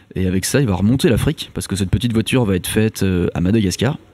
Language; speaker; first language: French; native; French